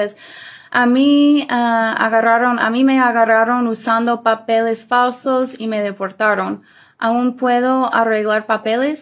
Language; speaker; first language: Spanish; early bilingual, other home language; English